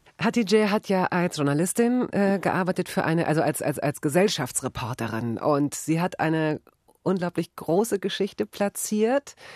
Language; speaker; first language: German; native; German